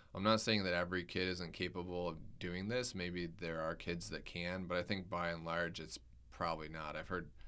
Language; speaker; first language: English; native; English